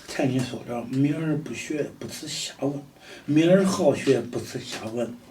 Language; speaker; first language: Chinese; native; Chinese